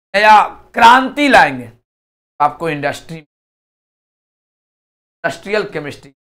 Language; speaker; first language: Hindi; native; Hindi